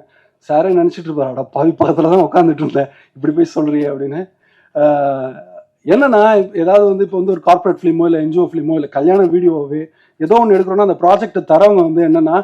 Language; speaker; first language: Tamil; native; Tamil